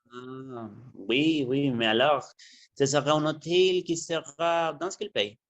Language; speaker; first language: French; non-native, learner; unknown